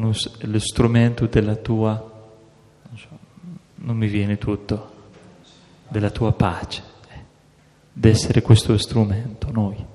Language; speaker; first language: Italian; non-native, fluent; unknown